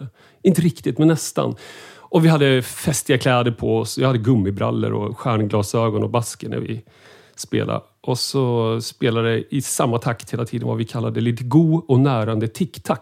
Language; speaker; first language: Swedish; native; Swedish